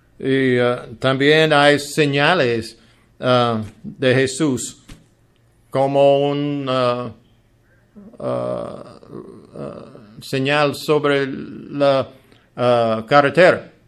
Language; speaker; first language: Spanish; non-native, learner; English